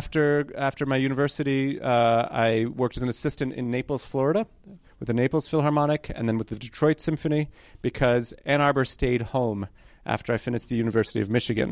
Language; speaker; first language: English; early bilingual, other home language; Hebrew